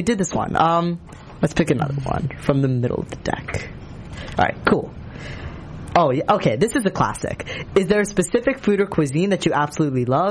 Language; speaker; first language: English; native; English